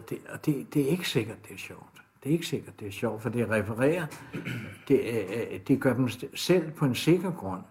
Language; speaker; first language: Danish; native; Danish